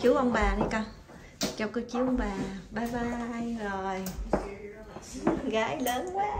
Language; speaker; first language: Vietnamese; native; Vietnamese